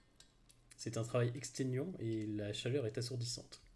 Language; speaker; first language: French; native; French